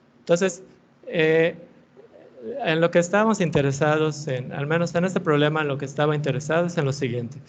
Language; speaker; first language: Spanish; native; Spanish